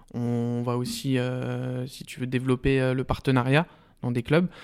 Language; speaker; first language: French; native; French